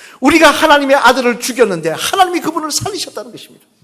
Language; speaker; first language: Korean; native; Korean